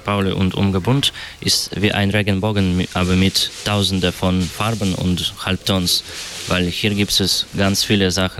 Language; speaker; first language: German; non-native, learner; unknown